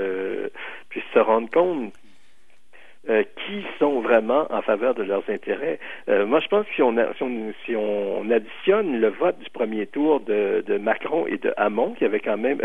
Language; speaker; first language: French; native; French